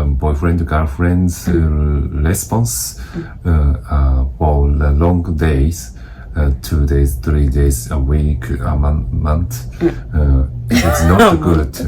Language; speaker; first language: English; non-native, learner; Japanese